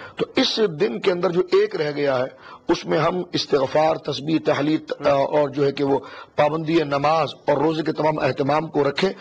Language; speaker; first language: Urdu; native; Urdu